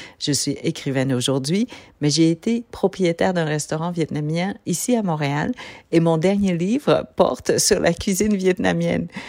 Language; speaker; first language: French; early bilingual, other home language; Vietnamese